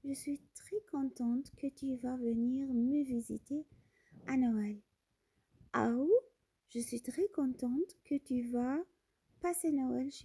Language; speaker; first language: French; non-native, fluent; Arabic